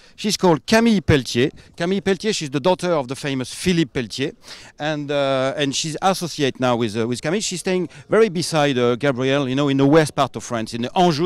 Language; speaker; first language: English; non-native, fluent; French